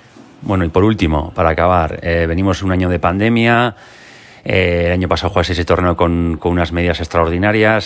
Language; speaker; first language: Spanish; native; Spanish